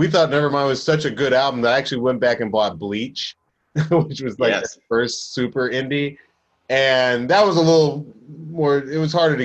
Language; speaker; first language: English; native; English